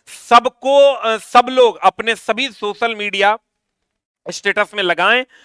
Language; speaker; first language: Hindi; native; Hindi